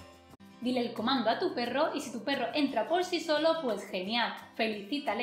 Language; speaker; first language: Spanish; native; Spanish